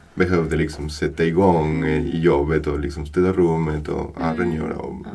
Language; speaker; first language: Swedish; non-native, fluent; Spanish